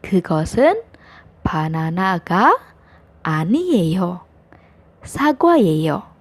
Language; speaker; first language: Korean; non-native, fluent; Indonesian